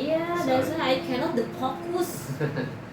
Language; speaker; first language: English; non-native, learner; Indonesian